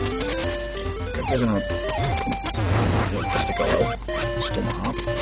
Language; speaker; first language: Dutch; native; Dutch